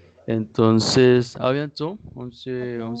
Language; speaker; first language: French; non-native, fluent; Spanish